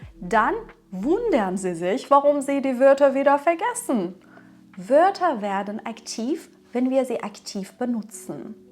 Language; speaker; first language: German; non-native, fluent; Persian